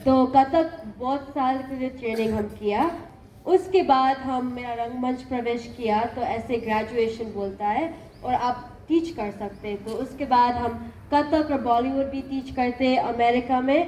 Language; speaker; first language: Hindi; non-native, learner; Gujarati